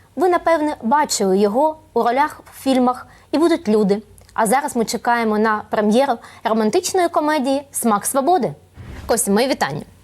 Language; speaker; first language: Ukrainian; native; Ukrainian